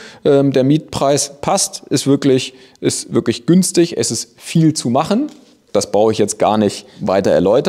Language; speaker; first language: German; native; German